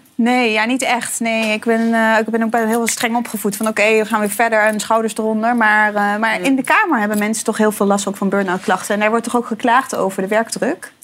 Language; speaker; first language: Dutch; early bilingual, other home language; Turkish